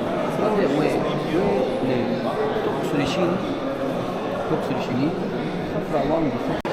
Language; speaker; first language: Korean; non-native, learner; Arabic